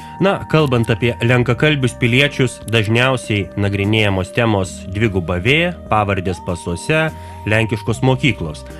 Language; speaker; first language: Lithuanian; native; Lithuanian